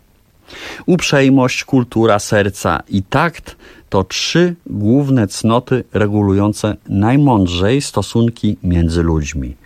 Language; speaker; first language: Polish; native; Polish